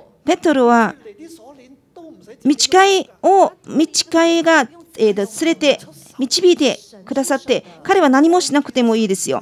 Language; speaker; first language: Japanese; non-native, fluent; Chinese